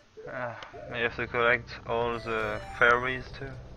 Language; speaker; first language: English; non-native, learner; French